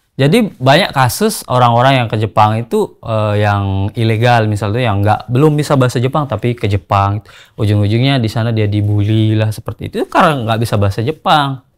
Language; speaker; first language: Indonesian; non-native, local second language; Sasak